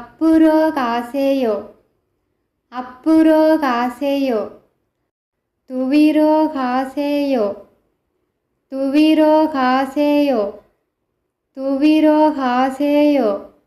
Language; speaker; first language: Korean; non-native, fluent; Tamil